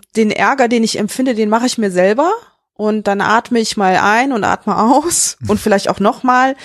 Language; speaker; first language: German; native; German